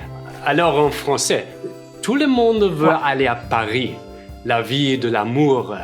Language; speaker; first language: French; non-native, fluent; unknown